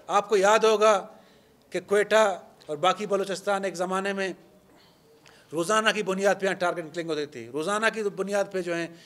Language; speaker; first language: Urdu; non-native, local second language; Baluchi